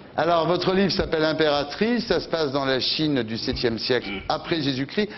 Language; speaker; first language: French; native; French